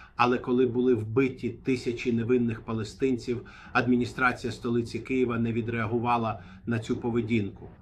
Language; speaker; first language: Ukrainian; non-native, fluent; Arabic